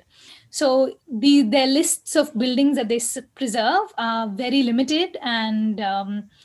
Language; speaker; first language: English; non-native, local second language; Kannada